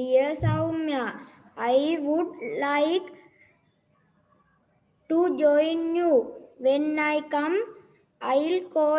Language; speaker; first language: English; non-native, learner; Sinhala